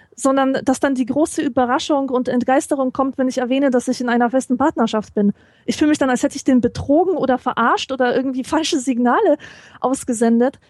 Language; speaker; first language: German; native; German